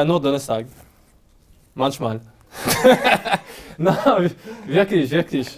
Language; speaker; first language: German; non-native, learner; French